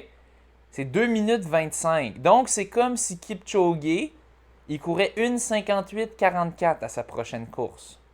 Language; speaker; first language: French; native; French